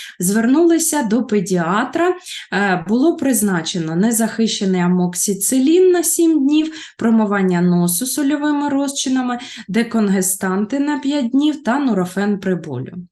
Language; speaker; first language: Ukrainian; native; Ukrainian